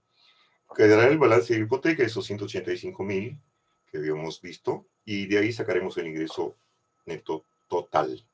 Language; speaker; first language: Spanish; native; Spanish